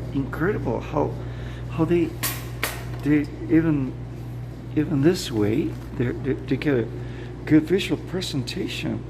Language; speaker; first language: English; non-native, fluent; Spanish